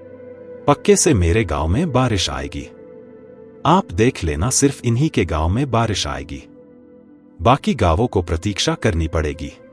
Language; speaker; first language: Hindi; native; Hindi